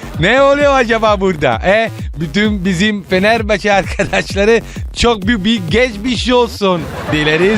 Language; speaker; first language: Turkish; non-native, learner; Italian